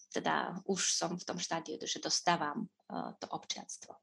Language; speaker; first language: Slovak; non-native, fluent; Russian